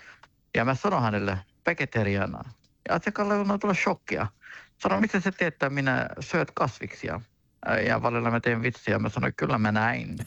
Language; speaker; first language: Finnish; non-native, learner; Turkish